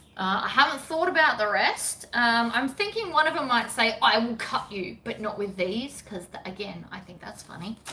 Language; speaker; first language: English; native; English